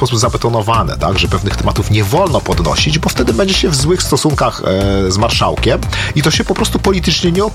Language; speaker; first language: Polish; native; Polish